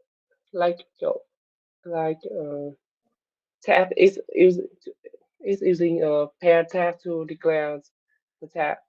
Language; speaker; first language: English; non-native, learner; Vietnamese